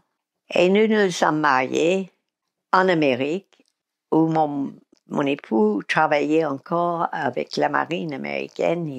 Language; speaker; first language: French; non-native, fluent; English